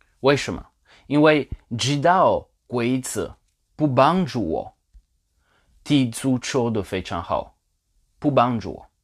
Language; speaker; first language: Chinese; non-native, learner; Polish